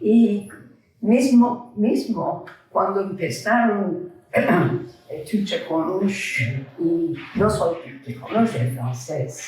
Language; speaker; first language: Spanish; early bilingual, heritage; Ladino